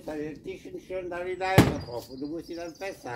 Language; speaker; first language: German; native; German